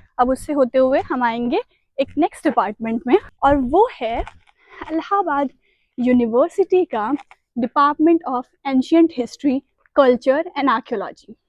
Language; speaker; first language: Hindi; native; Hindi